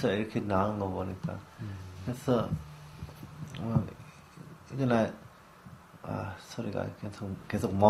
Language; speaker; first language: Korean; early bilingual, heritage; English